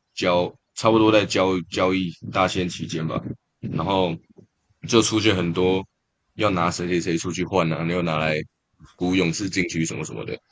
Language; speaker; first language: Chinese; native; Chinese